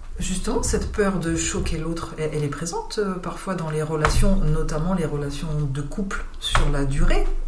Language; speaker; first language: French; native; French